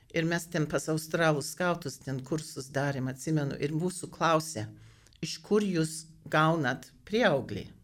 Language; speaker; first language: Lithuanian; early bilingual, heritage; Lithuanian